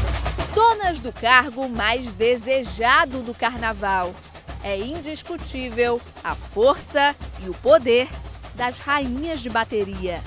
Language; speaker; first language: Portuguese; native; Portuguese